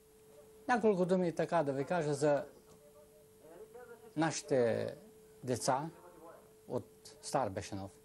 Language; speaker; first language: Bulgarian; early bilingual, heritage; Bulgarian